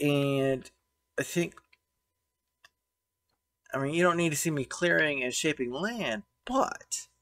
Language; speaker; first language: English; native; English